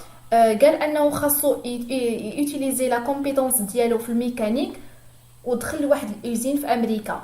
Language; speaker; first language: Arabic; native; Arabic